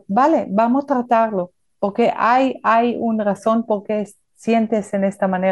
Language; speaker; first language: Spanish; non-native, fluent; Hebrew